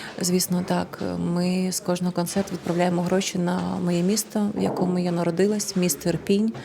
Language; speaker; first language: Ukrainian; non-native, local second language; Russian